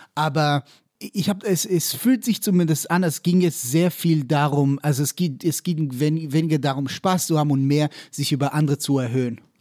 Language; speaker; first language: German; non-native, fluent; Hebrew